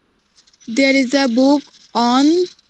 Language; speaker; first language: English; non-native, learner; Bangla